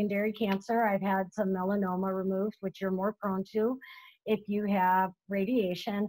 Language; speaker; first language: English; native; English